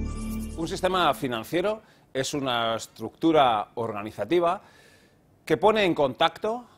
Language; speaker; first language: Spanish; native; Spanish